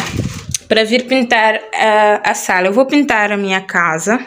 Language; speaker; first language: Portuguese; non-native, local second language; Kabuverdianu